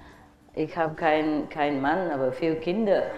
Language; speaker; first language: German; non-native, learner; Vietnamese